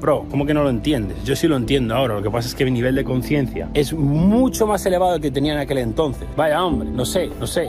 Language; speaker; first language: Spanish; native; Spanish